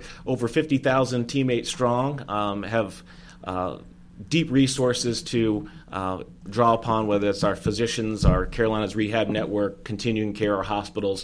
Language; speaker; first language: English; native; English